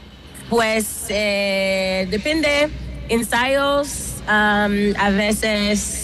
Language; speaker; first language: Spanish; non-native, learner; English